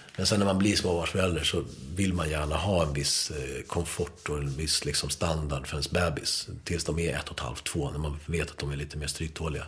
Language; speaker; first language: Swedish; early bilingual, other home language; Spanish